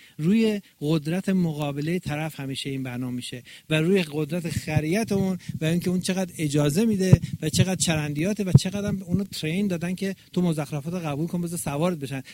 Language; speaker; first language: Persian; native; Persian